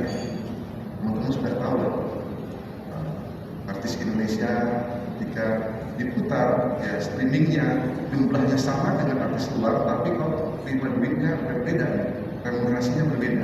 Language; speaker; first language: Indonesian; native; Indonesian